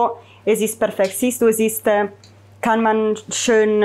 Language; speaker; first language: German; non-native, fluent; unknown